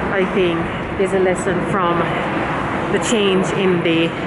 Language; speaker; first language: English; native; English